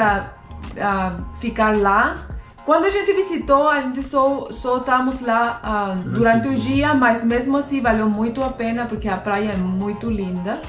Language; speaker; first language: Portuguese; non-native, fluent; Spanish